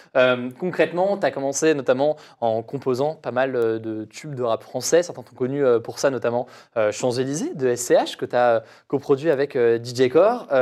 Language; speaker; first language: French; native; French